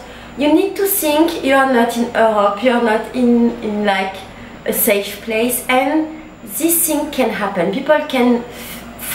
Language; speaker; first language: English; non-native, learner; French